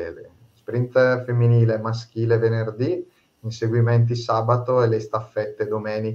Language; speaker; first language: Italian; native; Italian